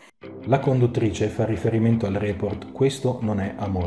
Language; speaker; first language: Italian; native; Italian